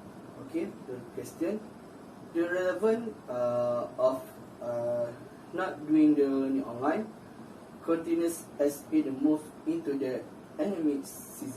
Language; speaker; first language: English; non-native, local second language; Malay